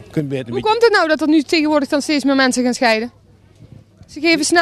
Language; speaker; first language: Dutch; native; Dutch